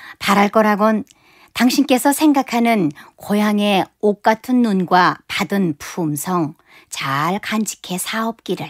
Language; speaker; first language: Korean; native; Korean